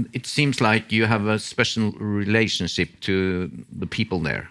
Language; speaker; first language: English; non-native, fluent; Norwegian